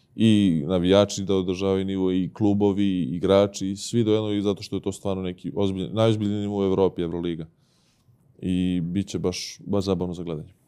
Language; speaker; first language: Serbian; native; Serbian